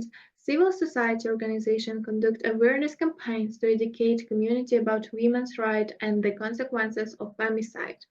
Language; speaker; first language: English; non-native, fluent; Russian